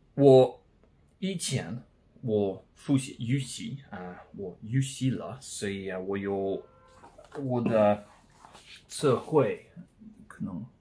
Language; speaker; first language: Chinese; non-native, learner; English